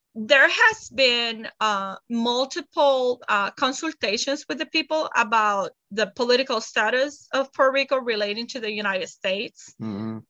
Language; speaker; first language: English; non-native, fluent; Spanish